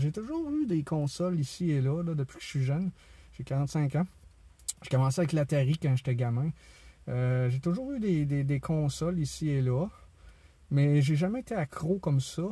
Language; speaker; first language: French; native; French